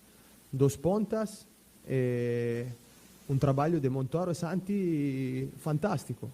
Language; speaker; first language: Portuguese; non-native, fluent; Italian